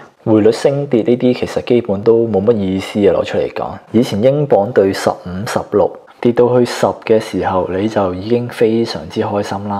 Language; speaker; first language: Cantonese; native; Cantonese